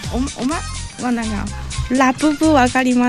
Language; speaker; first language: Japanese; non-native, fluent; Chinese